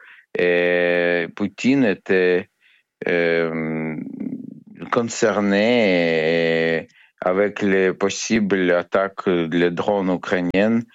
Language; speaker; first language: French; non-native, learner; Ukrainian